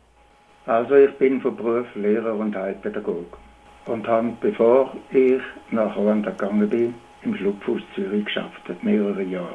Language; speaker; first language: German; native; German